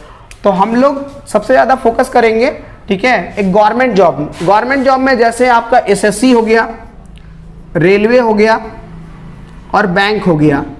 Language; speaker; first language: Hindi; native; Hindi